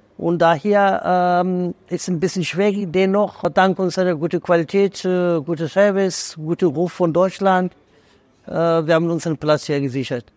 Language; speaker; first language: German; non-native, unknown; Persian